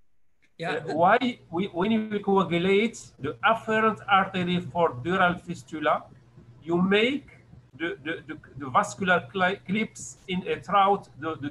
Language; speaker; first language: English; non-native, learner; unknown